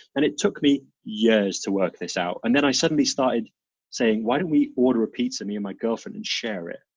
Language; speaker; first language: English; native; English